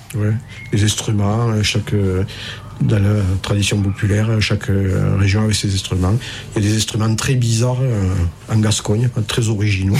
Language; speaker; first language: French; native; French